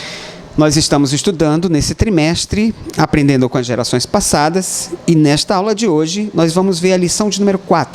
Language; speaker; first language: Portuguese; native; Portuguese